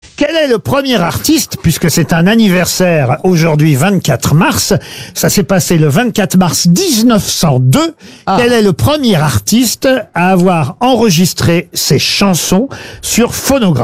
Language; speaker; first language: French; native; French